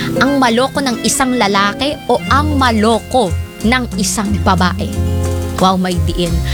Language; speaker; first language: Filipino; native; Filipino